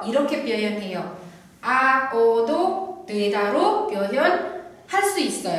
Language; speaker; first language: Korean; non-native, fluent; Indonesian